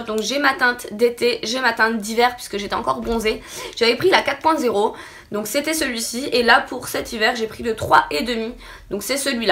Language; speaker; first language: French; native; French